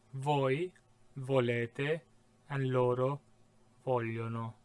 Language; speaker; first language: Italian; non-native, fluent; English